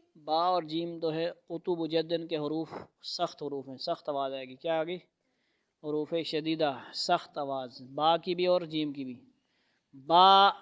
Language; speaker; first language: Urdu; non-native, local second language; Pashto